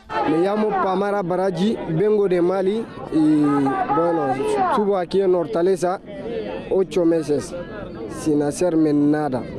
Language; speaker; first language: Spanish; non-native, learner; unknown